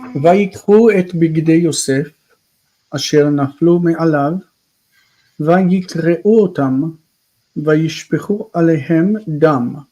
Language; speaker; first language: Hebrew; non-native, fluent; English